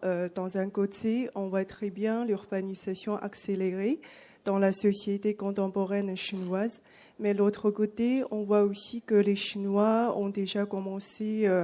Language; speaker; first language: French; non-native, fluent; Chinese